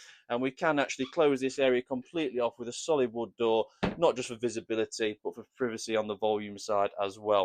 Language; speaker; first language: English; native; English